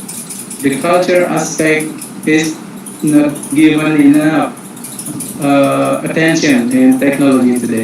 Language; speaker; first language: English; non-native, fluent; Indonesian